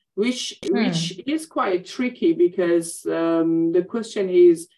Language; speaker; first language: English; non-native, fluent; Persian